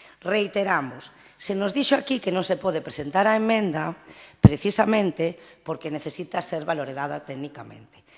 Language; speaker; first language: Galician; non-native, local second language; Spanish